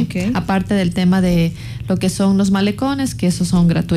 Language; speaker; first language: Spanish; native; Spanish